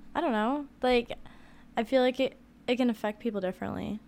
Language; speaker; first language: English; native; English